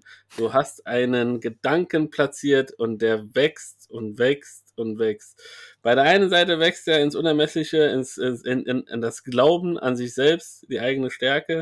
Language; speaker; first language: German; native; German